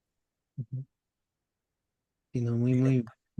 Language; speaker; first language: Spanish; native; Spanish